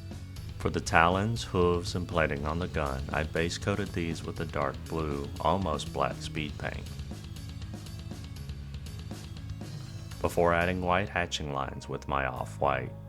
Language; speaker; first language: English; native; English